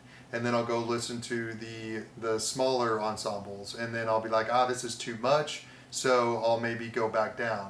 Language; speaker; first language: English; native; English